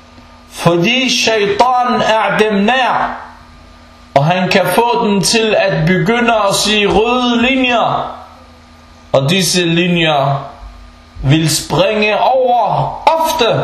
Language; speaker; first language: Danish; non-native, local second language; Arabic